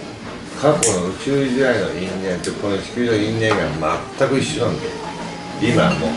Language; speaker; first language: Japanese; native; Japanese